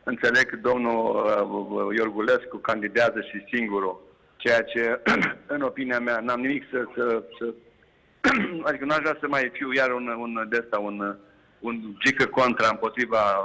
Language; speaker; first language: Romanian; native; Romanian